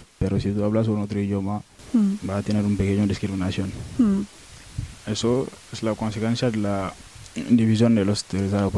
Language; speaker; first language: Spanish; non-native, learner; Wolof